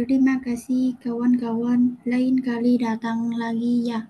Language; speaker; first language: Indonesian; non-native, learner; Vietnamese